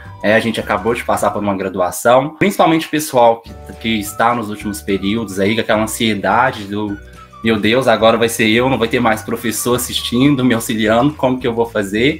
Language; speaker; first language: Portuguese; native; Portuguese